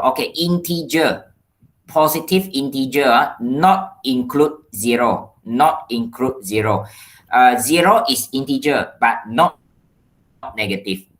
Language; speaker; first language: English; non-native, local second language; Malay